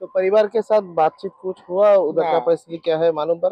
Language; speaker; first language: Hindi; non-native, local second language; Bangla